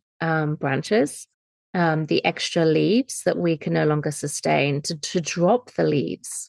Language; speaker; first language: English; native; English